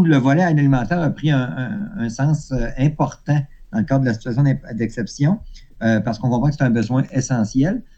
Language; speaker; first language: French; native; French